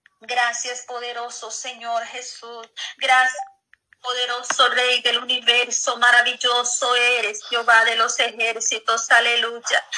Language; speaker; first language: Spanish; native; Spanish